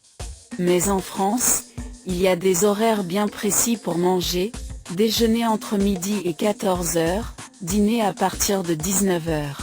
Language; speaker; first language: French; non-native, fluent; Thai